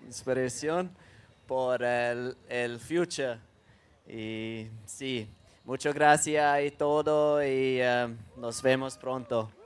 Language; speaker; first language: Spanish; non-native, learner; English